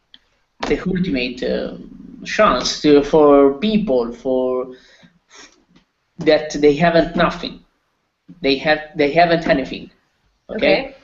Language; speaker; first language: English; non-native, learner; Italian